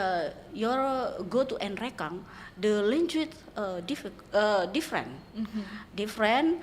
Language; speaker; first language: English; non-native, learner; Indonesian